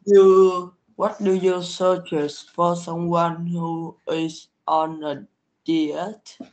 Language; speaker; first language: English; non-native, learner; Vietnamese